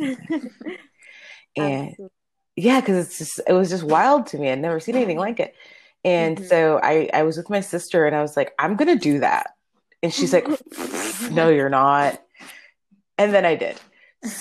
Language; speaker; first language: English; early bilingual, other home language; Spanish